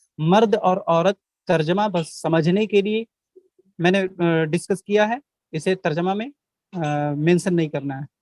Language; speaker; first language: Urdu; native; Urdu